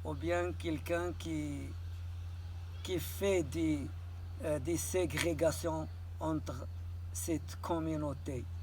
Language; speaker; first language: French; non-native, local second language; Arabic